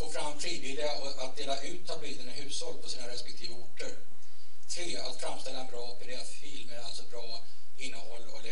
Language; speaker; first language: Swedish; native; Swedish